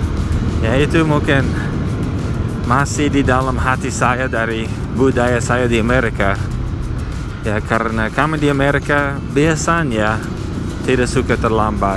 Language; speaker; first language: Indonesian; non-native, fluent; English